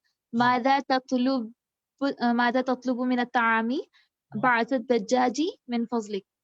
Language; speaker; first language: Arabic; non-native, learner; Urdu